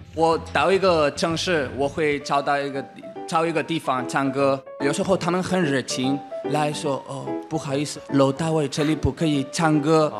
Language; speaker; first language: Chinese; non-native, learner; English